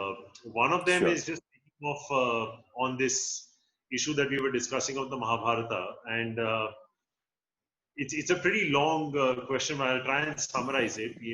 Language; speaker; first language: English; non-native, local second language; Hindi